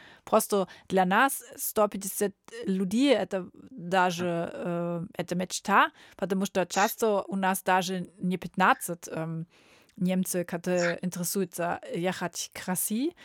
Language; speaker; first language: Russian; non-native, learner; German